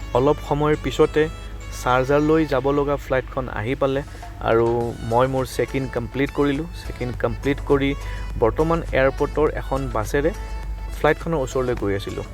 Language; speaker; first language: Assamese; native; Assamese